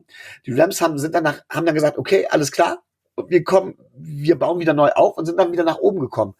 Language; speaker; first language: German; native; German